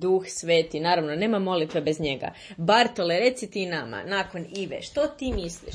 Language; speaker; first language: Serbian; native; Serbian